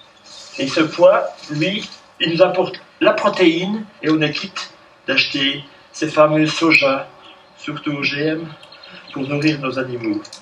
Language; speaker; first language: French; native; French